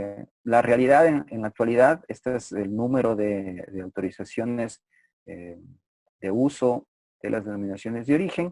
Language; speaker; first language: Spanish; native; Spanish